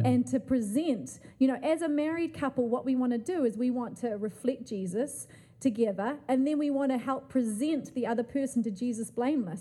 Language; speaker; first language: English; native; English